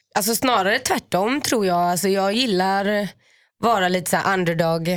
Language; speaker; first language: Swedish; native; Swedish